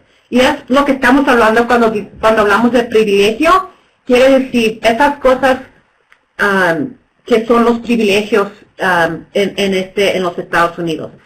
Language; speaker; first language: Spanish; non-native, fluent; English